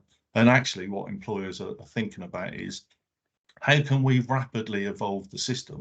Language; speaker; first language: English; native; English